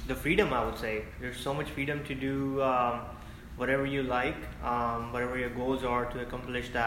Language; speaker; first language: English; non-native, local second language; Hindi